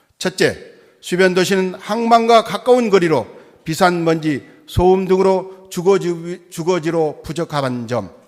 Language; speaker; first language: Korean; native; Korean